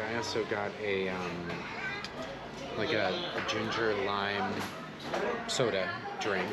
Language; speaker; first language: English; native; English